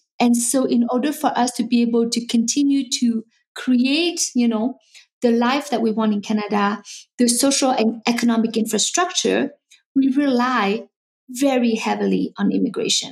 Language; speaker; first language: English; non-native, fluent; French